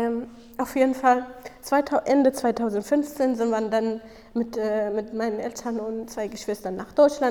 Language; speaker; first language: German; non-native, fluent; Kurdish